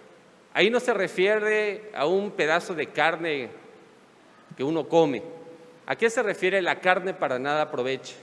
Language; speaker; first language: Spanish; native; Spanish